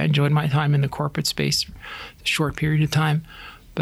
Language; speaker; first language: English; native; English